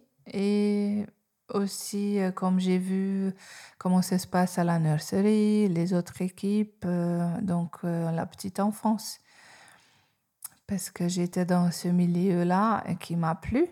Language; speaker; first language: French; non-native, fluent; Hungarian